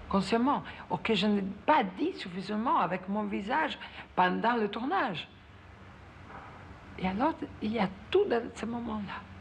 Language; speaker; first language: French; non-native, fluent; Italian